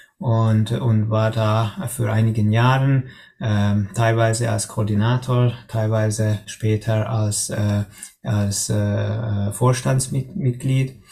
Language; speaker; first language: German; non-native, learner; Hungarian